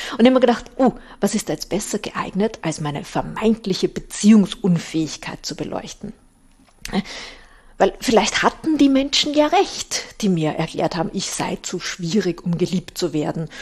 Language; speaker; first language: German; native; German